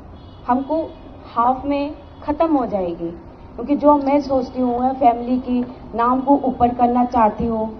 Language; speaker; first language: Hindi; non-native, local second language; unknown